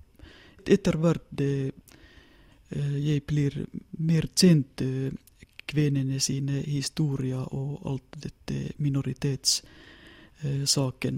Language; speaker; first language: Norwegian; non-native, fluent; Finnish